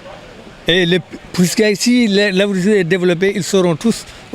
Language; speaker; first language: French; non-native, local second language; Fula